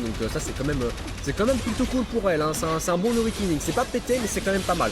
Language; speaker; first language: French; native; French